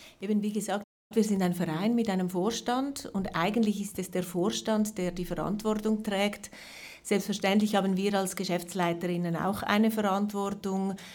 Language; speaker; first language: German; native; German